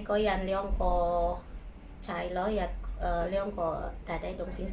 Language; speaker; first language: Cantonese; non-native, learner; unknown